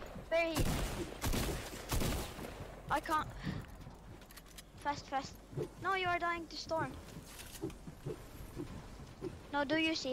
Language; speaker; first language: English; non-native, fluent; Finnish